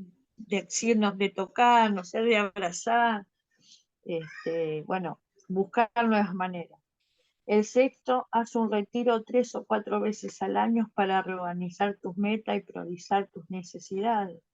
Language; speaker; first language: Spanish; native; Spanish